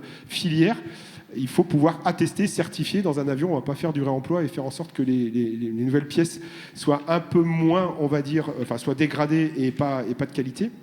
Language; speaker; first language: French; native; French